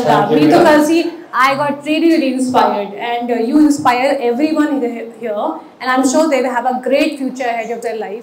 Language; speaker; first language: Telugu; non-native, learner; Hindi